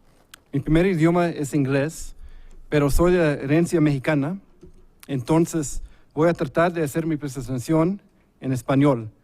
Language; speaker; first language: Spanish; early bilingual, heritage; English